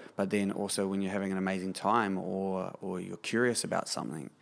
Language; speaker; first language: English; native; English